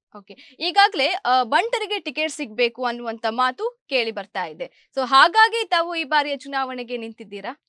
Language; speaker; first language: Kannada; native; Kannada